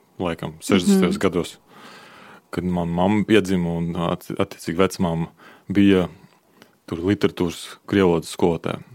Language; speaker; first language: Latvian; non-native, local second language; Russian